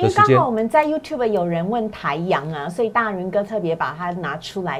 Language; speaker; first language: Chinese; native; Chinese